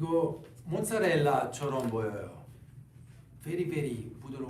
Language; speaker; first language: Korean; non-native, learner; Italian